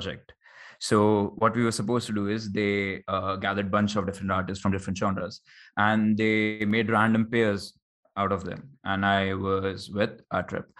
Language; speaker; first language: English; non-native, local second language; Hindi